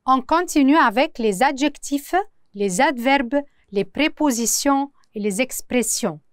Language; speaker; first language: French; non-native, fluent; Arabic